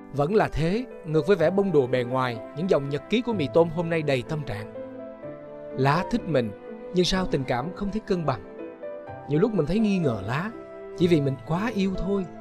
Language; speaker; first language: Vietnamese; native; Vietnamese